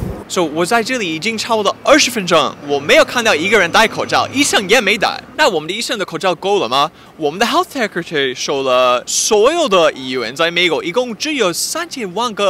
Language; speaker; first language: Chinese; non-native, fluent; English